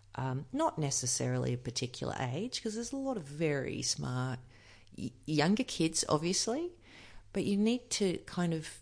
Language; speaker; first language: English; native; English